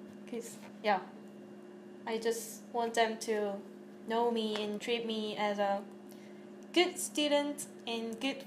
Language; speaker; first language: English; non-native, fluent; Korean